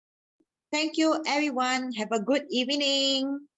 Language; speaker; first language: English; non-native, local second language; Malay